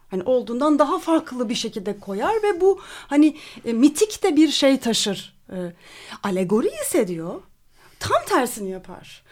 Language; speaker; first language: Turkish; native; Turkish